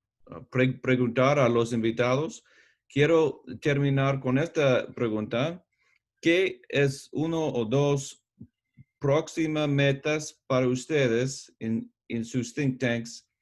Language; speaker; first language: Spanish; non-native, learner; English